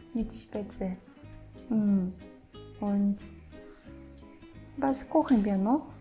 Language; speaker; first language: German; non-native, fluent; Japanese